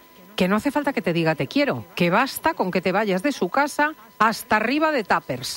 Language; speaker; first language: Spanish; native; Spanish